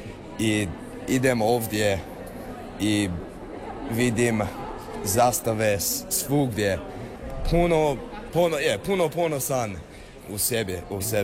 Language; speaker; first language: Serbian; early bilingual, heritage; English